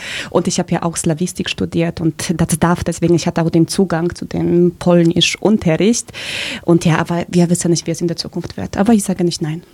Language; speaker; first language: German; early bilingual, other home language; Polish